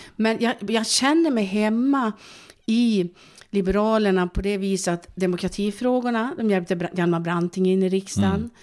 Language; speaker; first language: Swedish; native; Swedish